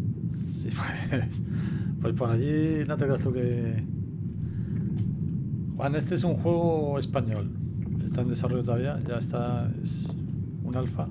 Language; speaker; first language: Spanish; native; Spanish